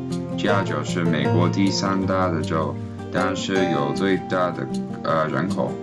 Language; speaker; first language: Chinese; non-native, learner; English